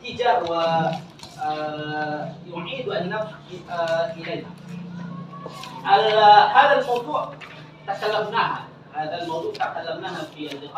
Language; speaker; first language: Arabic; non-native, local second language; Indonesian